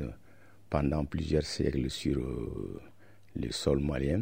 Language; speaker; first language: French; non-native, local second language; Bambara